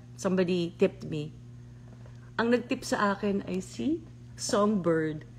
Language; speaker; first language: Filipino; native; Filipino